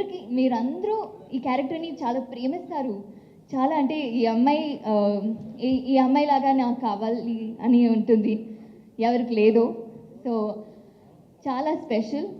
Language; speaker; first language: Telugu; non-native, local second language; Tamil